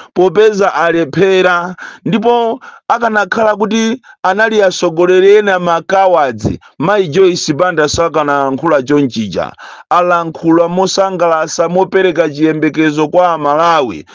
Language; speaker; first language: Nyanja; native; Nyanja